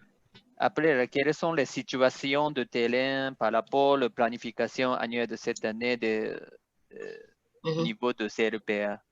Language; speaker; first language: French; non-native, fluent; Japanese